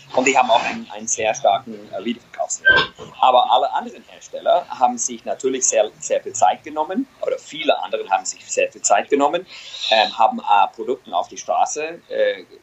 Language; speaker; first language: German; non-native, fluent; English